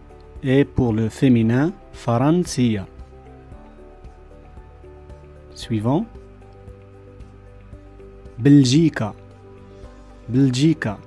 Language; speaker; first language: French; non-native, local second language; Arabic